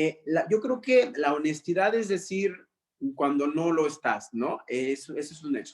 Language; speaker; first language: Spanish; native; Spanish